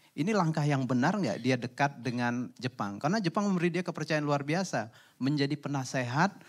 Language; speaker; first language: Indonesian; native; Indonesian